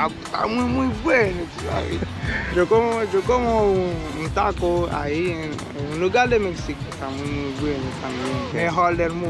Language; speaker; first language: Spanish; non-native, learner; Haitian Creole